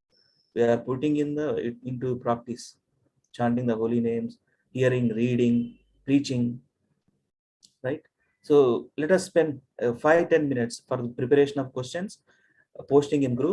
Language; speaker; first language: English; non-native, local second language; Telugu